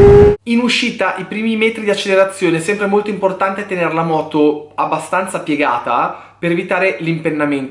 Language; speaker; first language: Italian; native; Italian